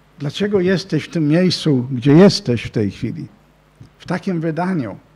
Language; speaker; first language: Polish; non-native, fluent; English